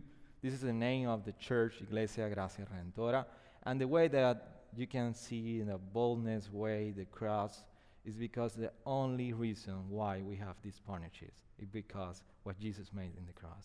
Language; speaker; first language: English; non-native, fluent; Spanish